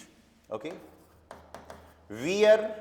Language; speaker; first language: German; non-native, fluent; Hindi